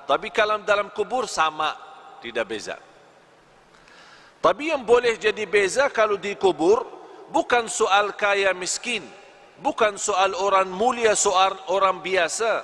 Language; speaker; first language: Indonesian; non-native, fluent; Arabic